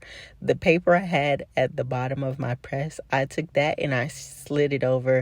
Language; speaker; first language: English; native; English